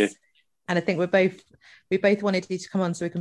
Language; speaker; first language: English; non-native, local second language; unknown